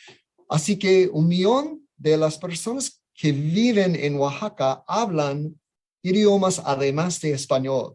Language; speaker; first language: Spanish; non-native, fluent; English